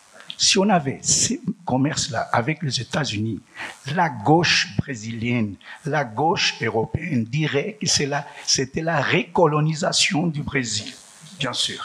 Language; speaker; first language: French; non-native, fluent; Portuguese